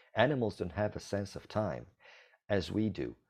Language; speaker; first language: English; non-native, fluent; Italian